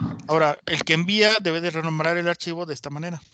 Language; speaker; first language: Spanish; native; Spanish